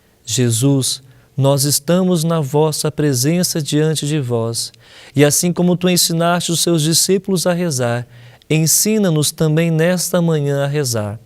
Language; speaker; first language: Portuguese; native; Portuguese